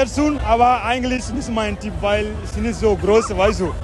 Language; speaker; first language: German; non-native, learner; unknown